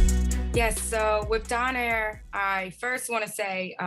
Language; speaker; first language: English; native; English